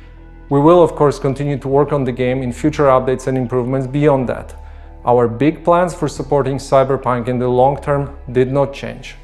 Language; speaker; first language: English; non-native, fluent; Polish